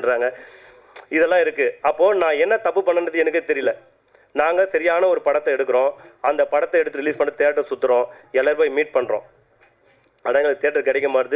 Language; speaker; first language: Tamil; native; Tamil